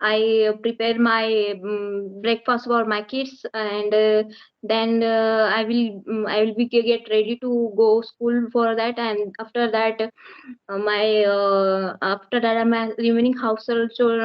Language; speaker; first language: English; non-native, learner; Marathi